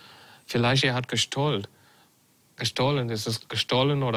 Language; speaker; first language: German; non-native, learner; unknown